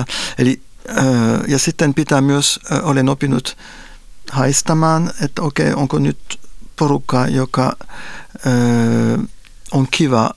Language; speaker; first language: Finnish; non-native, fluent; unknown